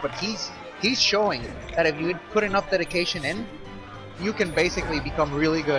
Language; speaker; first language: English; non-native, local second language; Spanish